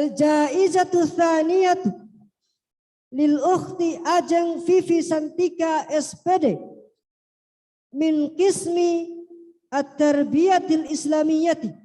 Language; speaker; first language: Arabic; non-native, fluent; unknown